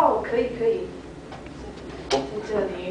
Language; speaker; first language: Chinese; non-native, learner; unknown